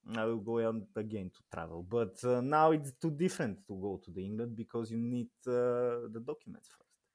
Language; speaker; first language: English; non-native, learner; Bulgarian